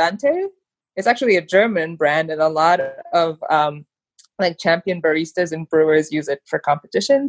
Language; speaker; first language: English; non-native, local second language; Filipino